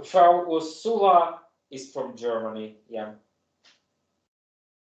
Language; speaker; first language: English; non-native, fluent; German